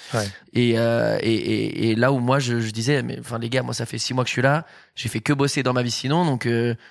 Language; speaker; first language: French; native; French